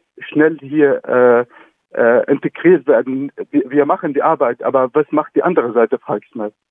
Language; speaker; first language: German; non-native, fluent; Arabic